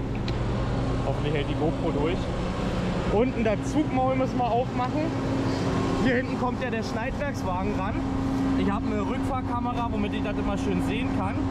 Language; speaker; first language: German; native; German